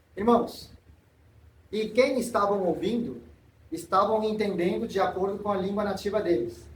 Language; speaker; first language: Portuguese; non-native, fluent; Korean